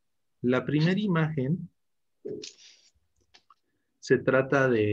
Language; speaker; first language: Spanish; native; Spanish